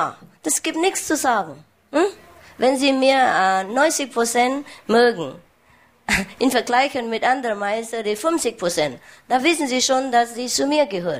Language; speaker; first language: German; non-native, learner; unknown